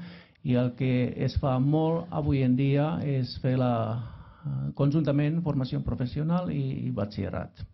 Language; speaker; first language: Catalan; non-native, fluent; Finnish